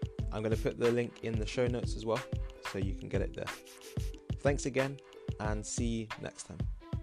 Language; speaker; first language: English; native; English